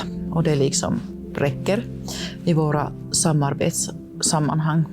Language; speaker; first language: Swedish; non-native, local second language; Finnish